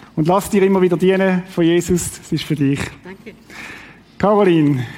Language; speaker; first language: German; native; German